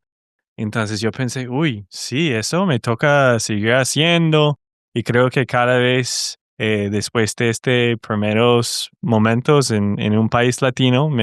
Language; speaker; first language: Spanish; non-native, fluent; English